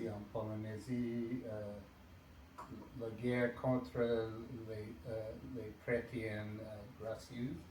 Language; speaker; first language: French; non-native, learner; English